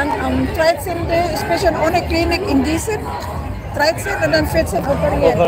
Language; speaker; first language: German; non-native, learner; Cebuano